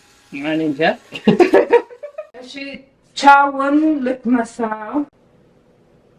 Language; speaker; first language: Amharic; non-native, learner; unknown